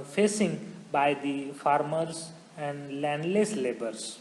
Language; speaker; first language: English; non-native, local second language; Marathi